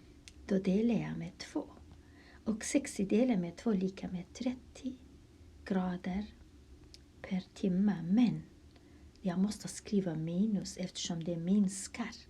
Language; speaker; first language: Swedish; non-native, fluent; Kurdish